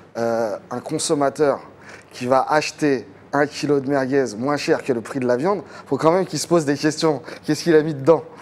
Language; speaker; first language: French; native; French